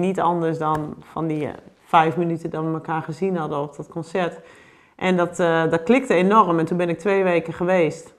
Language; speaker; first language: Dutch; native; Dutch